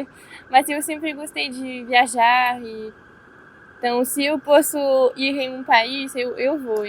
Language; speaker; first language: Portuguese; non-native, fluent; French